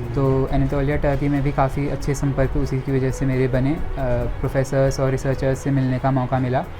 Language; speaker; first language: Hindi; native; Hindi